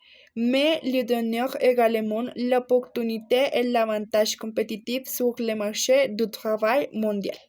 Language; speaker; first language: French; non-native, learner; Spanish